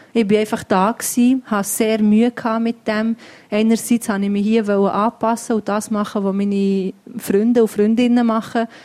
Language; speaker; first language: German; early bilingual, other home language; Albanian